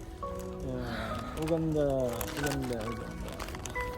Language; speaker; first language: Korean; non-native, fluent; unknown